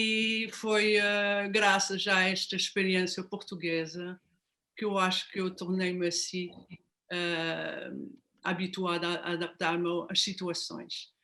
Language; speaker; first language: Portuguese; non-native, fluent; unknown